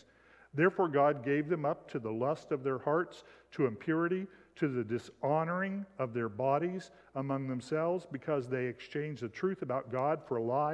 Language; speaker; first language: English; native; English